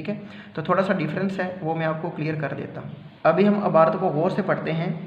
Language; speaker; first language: Urdu; non-native, local second language; Punjabi